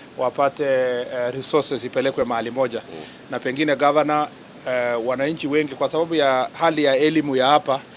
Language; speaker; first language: Swahili; non-native, local second language; Kalenjin